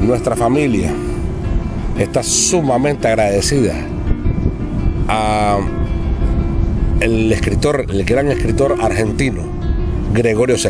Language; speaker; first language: Spanish; native; Spanish